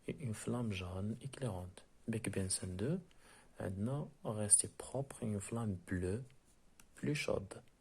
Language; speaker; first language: French; non-native, local second language; Arabic